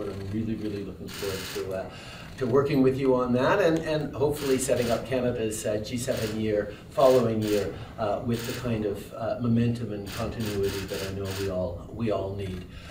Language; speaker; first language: English; native; English